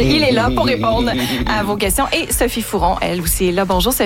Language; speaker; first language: French; native; French